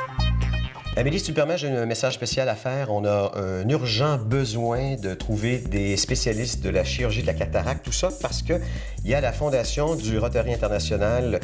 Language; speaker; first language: French; native; French